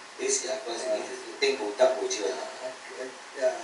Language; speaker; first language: Cantonese; early bilingual, heritage; Cantonese